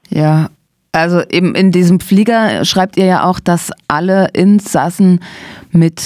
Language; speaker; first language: German; native; German